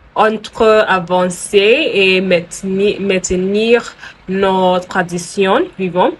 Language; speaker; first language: French; non-native, learner; English